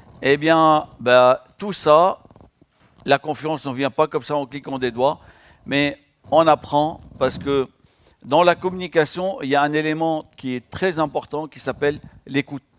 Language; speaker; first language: French; non-native, local second language; Arabic